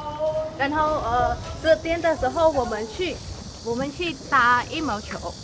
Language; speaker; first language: Chinese; non-native, learner; Khmer